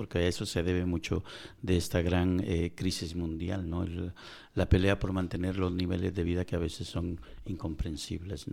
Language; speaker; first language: Spanish; native; Spanish